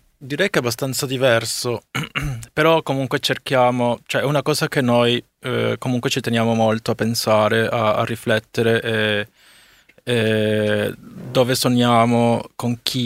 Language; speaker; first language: Italian; non-native, fluent; Spanish